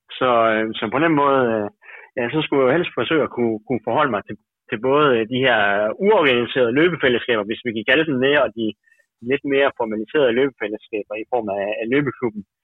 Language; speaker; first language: Danish; native; Danish